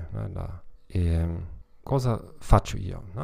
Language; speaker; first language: Italian; non-native, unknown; German